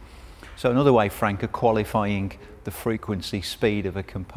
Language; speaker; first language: English; native; English